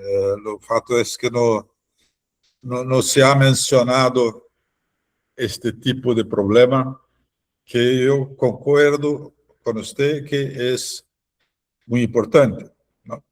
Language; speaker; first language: Spanish; non-native, fluent; Portuguese